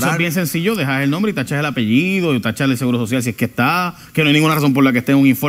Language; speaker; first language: Spanish; native; Spanish